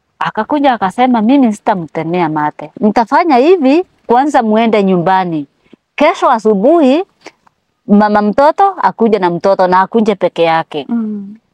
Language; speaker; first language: Swahili; non-native, local second language; Kikuyu